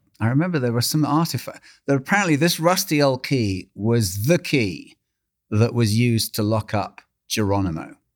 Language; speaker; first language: English; native; English